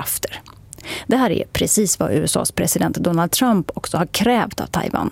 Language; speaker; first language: Swedish; native; Swedish